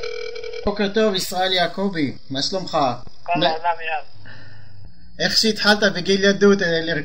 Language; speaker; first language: Hebrew; native; Hebrew